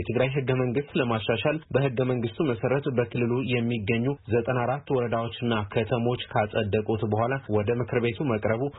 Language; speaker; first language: Amharic; non-native, local second language; Tigrinya